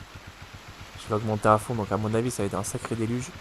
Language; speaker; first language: French; native; French